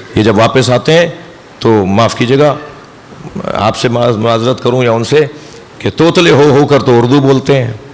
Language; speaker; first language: Urdu; native; Urdu